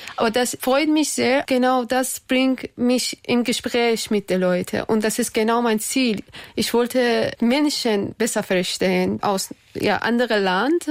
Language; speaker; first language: German; non-native, learner; Persian